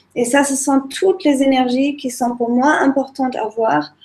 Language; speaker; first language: French; non-native, fluent; German